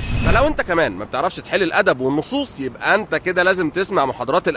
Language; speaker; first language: Arabic; native; Arabic